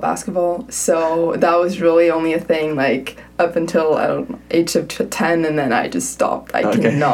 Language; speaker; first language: English; non-native, fluent; Swedish